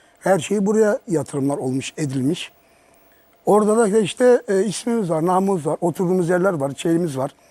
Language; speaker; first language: Turkish; early bilingual, heritage; Turkish